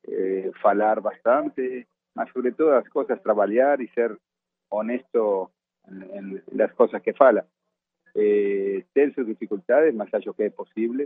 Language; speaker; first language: Portuguese; non-native, fluent; Spanish